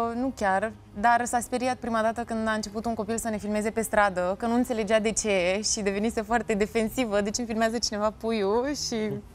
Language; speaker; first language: Romanian; native; Romanian